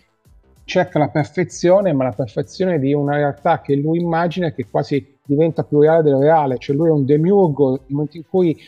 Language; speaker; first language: Italian; native; Italian